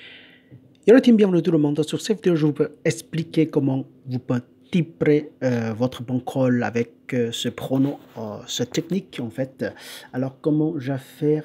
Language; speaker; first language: French; non-native, fluent; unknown